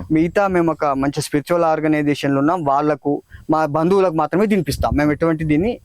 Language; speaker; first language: Telugu; native; Telugu